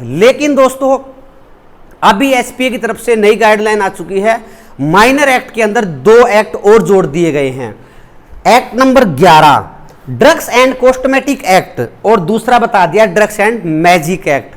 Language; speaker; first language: Hindi; native; Hindi